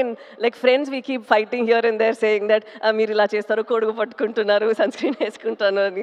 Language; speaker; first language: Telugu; non-native, fluent; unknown